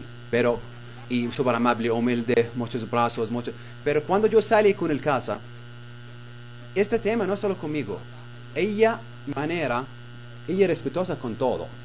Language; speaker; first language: Spanish; non-native, learner; Arabic